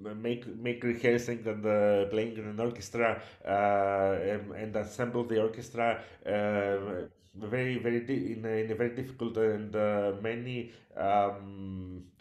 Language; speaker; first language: English; non-native, learner; Greek